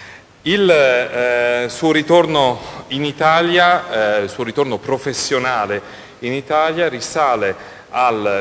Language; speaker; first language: Italian; native; Italian